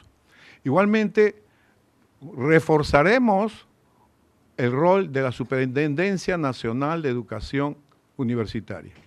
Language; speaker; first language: Spanish; native; Spanish